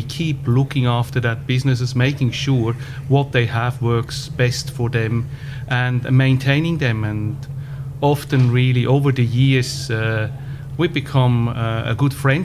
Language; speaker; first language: English; non-native, fluent; German